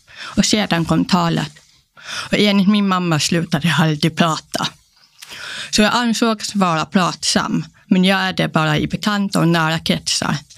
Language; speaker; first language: Swedish; early bilingual, other home language; Polish